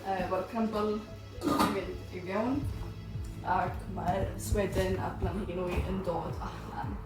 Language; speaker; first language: Welsh; non-native, learner; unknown